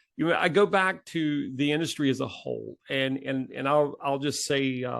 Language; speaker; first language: English; native; English